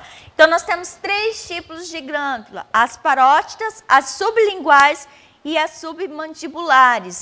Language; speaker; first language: Portuguese; native; Portuguese